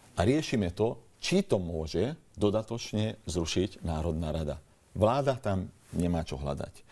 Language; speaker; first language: Slovak; non-native, local second language; Hungarian